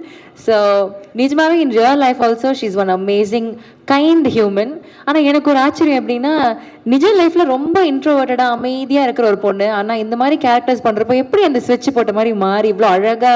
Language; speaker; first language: Tamil; native; Tamil